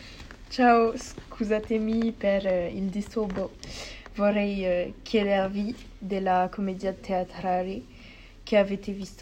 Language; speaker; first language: Italian; non-native, learner; French